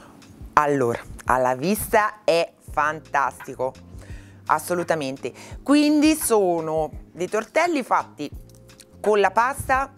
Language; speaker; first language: Italian; native; Italian